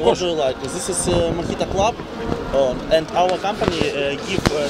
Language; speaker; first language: English; non-native, learner; Russian